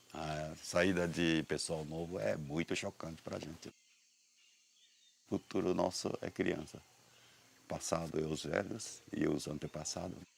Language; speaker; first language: Portuguese; non-native, learner; Japanese